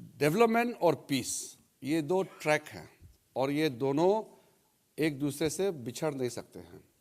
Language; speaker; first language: Hindi; non-native, local second language; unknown